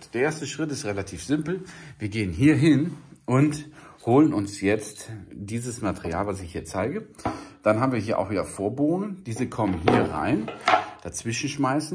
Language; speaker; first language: German; native; German